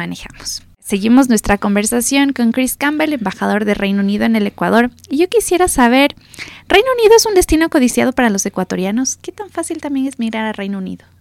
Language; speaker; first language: Spanish; native; Spanish